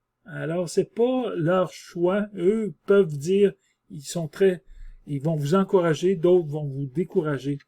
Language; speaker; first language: French; native; French